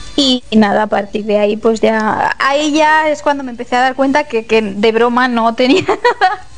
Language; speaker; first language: Spanish; native; Spanish